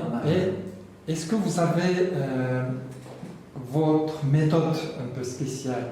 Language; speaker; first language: French; non-native, learner; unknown